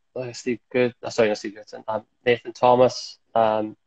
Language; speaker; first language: English; native; English